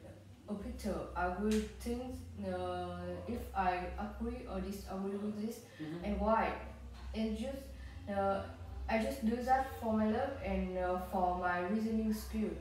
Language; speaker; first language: English; non-native, learner; Vietnamese